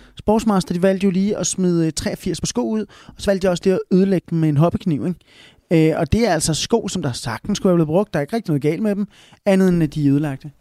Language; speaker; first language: Danish; early bilingual, other home language; Spanish